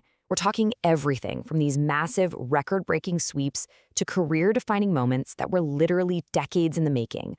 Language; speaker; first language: English; native; English